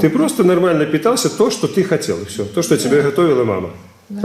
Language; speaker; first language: Russian; native; Russian